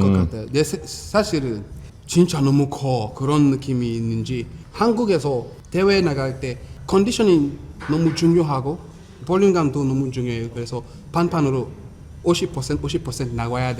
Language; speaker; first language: Korean; non-native, fluent; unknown